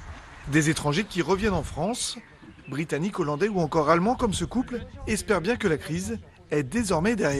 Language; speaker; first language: French; native; French